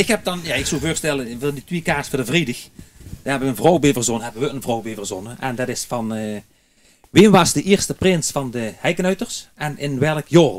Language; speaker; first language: Dutch; native; Dutch